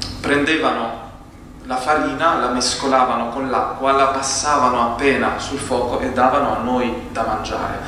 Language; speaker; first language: Italian; non-native, fluent; Arabic